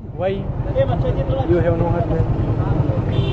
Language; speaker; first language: English; non-native, learner; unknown